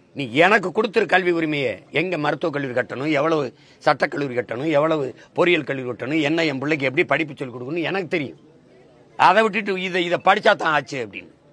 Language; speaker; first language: Tamil; native; Tamil